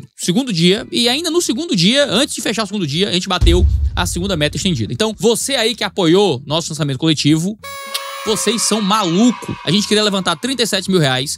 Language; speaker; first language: Portuguese; native; Portuguese